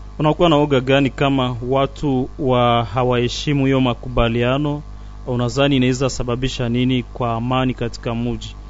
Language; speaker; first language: Swahili; native; Swahili